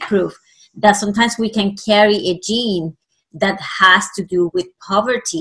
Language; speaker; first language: English; non-native, fluent; Spanish